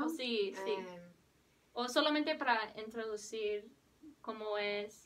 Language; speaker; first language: Spanish; non-native, learner; English